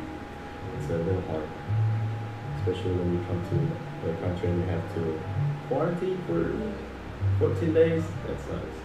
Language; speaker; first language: English; non-native, fluent; Indonesian